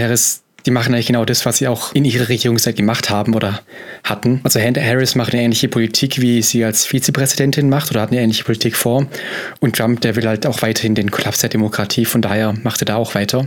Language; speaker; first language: German; native; German